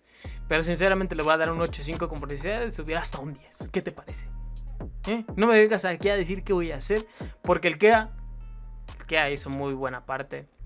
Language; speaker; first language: Spanish; native; Spanish